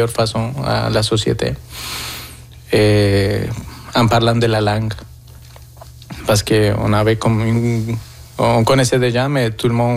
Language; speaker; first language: French; non-native, fluent; Spanish